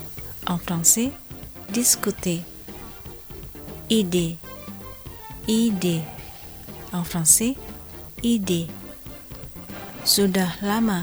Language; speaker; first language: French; non-native, fluent; Indonesian